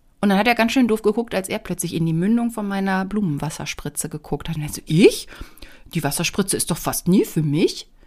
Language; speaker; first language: German; native; German